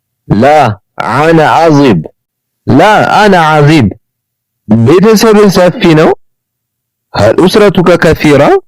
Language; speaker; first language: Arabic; non-native, fluent; Amharic